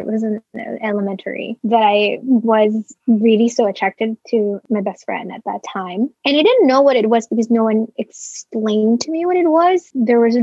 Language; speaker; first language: English; non-native, local second language; Filipino